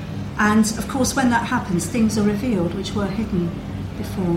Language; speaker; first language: English; native; English